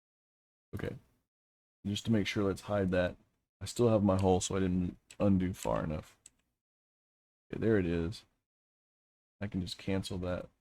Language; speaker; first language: English; native; English